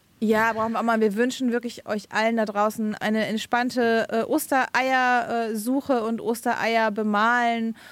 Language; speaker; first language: German; native; German